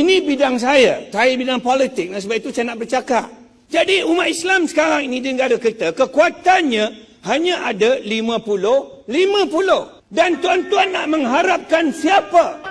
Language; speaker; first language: Malay; non-native, local second language; Chinese